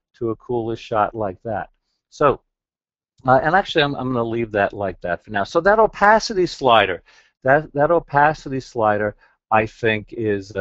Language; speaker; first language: English; native; English